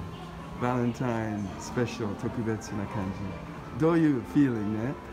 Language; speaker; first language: Japanese; non-native, learner; English